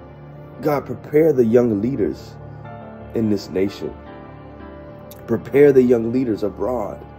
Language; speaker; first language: English; native; English